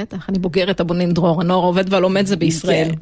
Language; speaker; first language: Hebrew; native; Hebrew